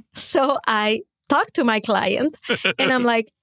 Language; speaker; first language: English; non-native, fluent; Spanish